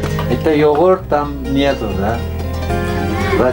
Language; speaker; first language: Russian; non-native, learner; Turkish